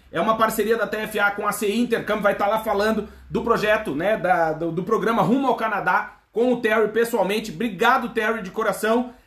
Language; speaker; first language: Portuguese; native; Portuguese